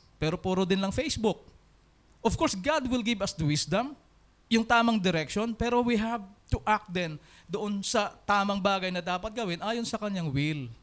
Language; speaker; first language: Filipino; non-native, local second language; Hiligaynon